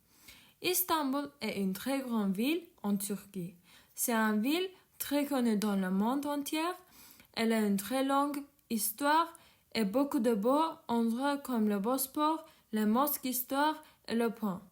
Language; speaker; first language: French; non-native, learner; Turkish